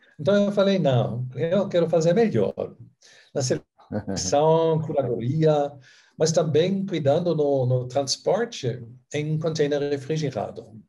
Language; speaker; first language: Portuguese; non-native, fluent; German